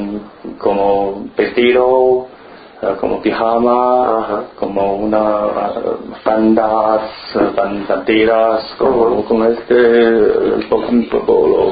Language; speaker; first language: Spanish; non-native, learner; Chinese